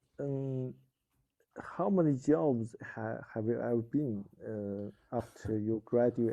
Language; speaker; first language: English; non-native, learner; Chinese